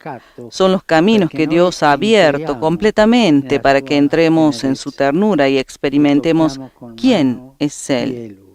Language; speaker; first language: Spanish; native; Spanish